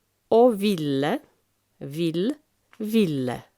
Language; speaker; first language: Norwegian; non-native, fluent; French